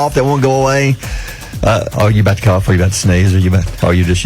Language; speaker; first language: English; native; English